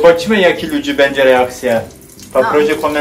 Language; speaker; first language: Polish; non-native, learner; Turkish